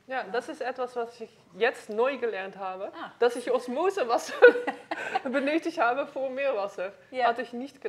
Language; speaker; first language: German; non-native, learner; Dutch